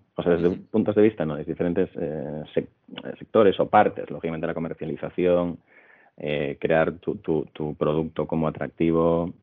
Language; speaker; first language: Spanish; native; Spanish